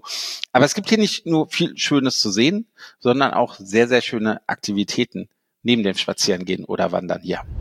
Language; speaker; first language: German; native; German